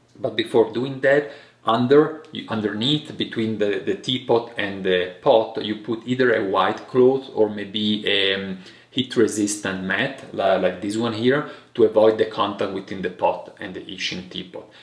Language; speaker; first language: English; non-native, fluent; Italian